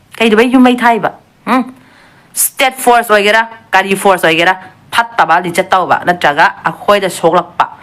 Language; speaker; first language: Manipuri; non-native, local second language; Thado Chin